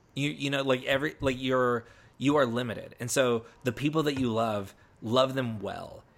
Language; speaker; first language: English; native; English